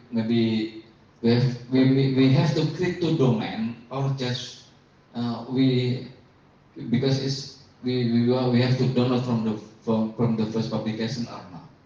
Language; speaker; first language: English; non-native, learner; Indonesian